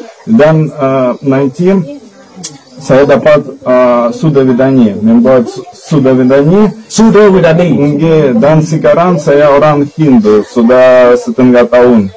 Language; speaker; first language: Indonesian; non-native, learner; Russian